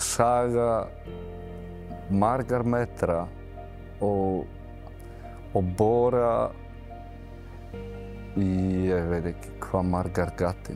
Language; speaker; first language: Icelandic; non-native, learner; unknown